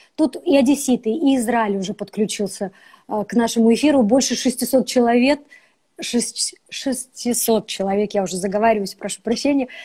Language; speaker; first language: Russian; native; Russian